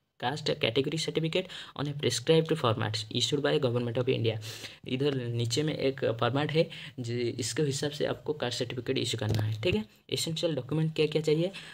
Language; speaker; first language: Hindi; non-native, local second language; Odia